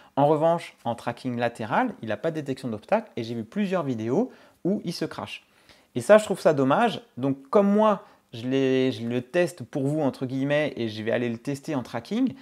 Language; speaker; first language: French; native; French